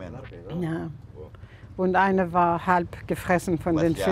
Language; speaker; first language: German; non-native, fluent; Greek